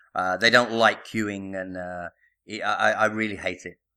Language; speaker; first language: English; native; English